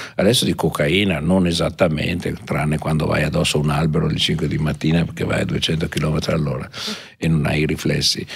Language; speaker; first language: Italian; native; Italian